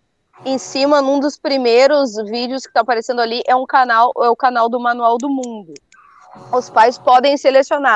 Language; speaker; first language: Portuguese; native; Portuguese